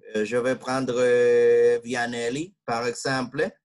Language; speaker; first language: French; non-native, learner; Spanish